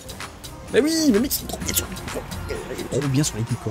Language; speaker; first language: French; native; French